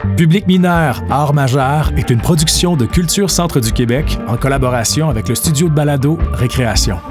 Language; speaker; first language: French; native; French